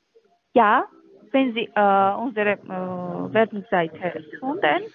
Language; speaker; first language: German; non-native, learner; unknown